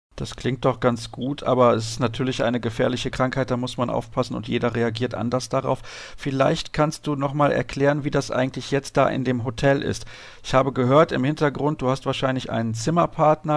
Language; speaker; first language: German; native; German